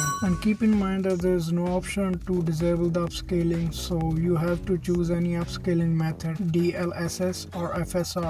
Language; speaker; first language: English; non-native, fluent; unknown